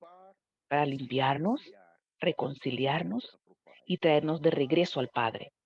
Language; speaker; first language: Spanish; non-native, fluent; Portuguese